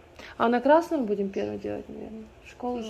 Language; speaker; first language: Russian; native; Russian